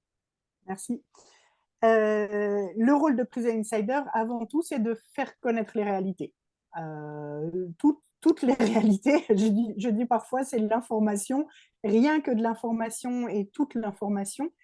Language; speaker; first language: French; native; French